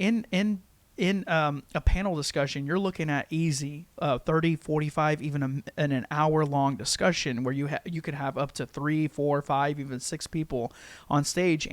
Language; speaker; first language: English; native; English